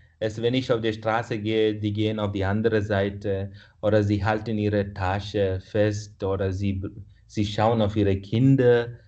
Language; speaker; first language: German; non-native, fluent; Kannada